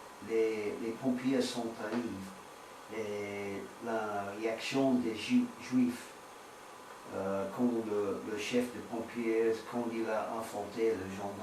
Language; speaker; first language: French; non-native, learner; English